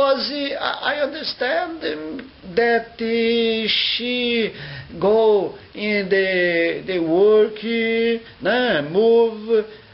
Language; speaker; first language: English; non-native, learner; Portuguese